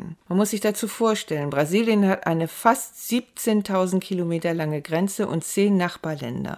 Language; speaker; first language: German; native; German